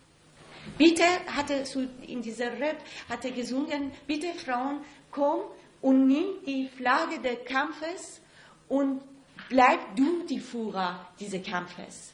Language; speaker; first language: German; non-native, fluent; Persian